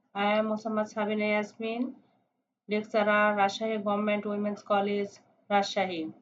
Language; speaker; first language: English; non-native, local second language; Bangla